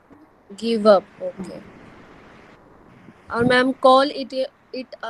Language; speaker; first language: English; non-native, learner; Hindi